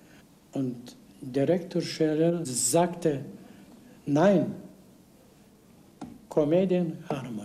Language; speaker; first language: German; non-native, learner; Bulgarian